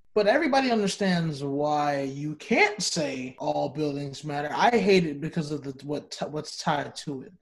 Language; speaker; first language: English; native; English